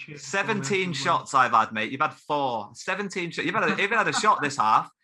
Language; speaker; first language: English; native; English